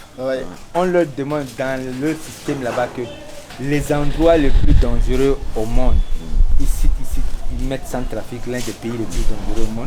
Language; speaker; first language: French; non-native, local second language; Sango